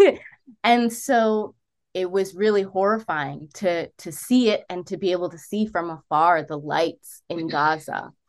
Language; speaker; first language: English; native; English